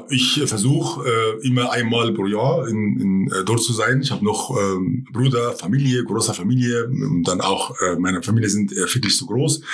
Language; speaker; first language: German; non-native, fluent; Arabic